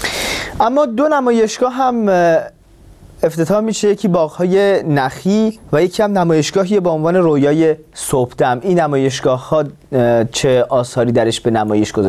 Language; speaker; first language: Persian; native; Persian